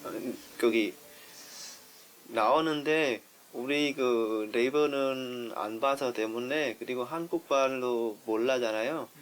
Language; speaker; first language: Korean; non-native, learner; Vietnamese